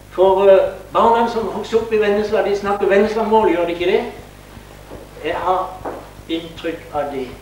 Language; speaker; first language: Norwegian; native; Norwegian